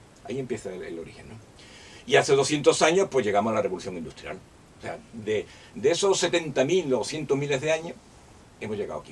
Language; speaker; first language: Spanish; native; Spanish